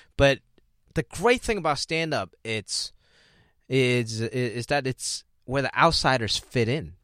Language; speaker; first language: English; non-native, local second language; Cantonese